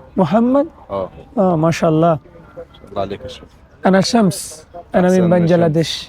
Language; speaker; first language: Arabic; non-native, learner; Bangla